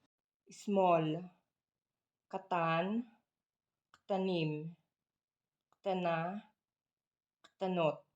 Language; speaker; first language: Hebrew; non-native, learner; Filipino